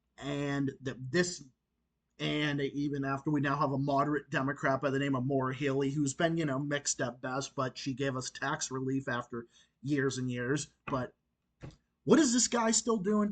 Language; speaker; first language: English; native; English